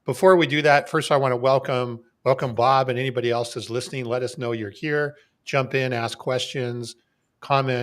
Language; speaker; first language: English; native; English